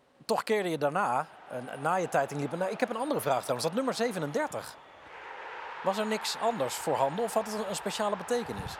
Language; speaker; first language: Dutch; native; Dutch